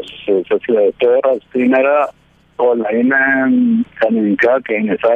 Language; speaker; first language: Greek; early bilingual, heritage; Greek